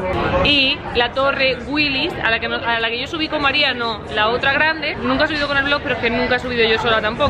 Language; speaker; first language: Spanish; native; Spanish